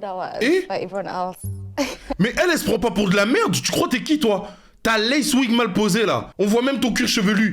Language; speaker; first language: French; native; French